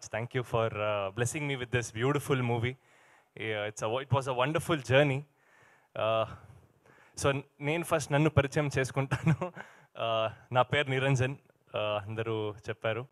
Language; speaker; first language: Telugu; non-native, learner; Kannada